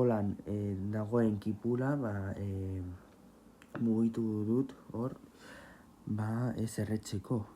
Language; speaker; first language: Basque; non-native, local second language; Spanish